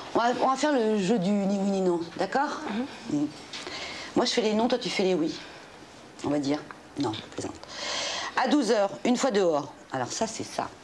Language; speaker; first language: French; native; French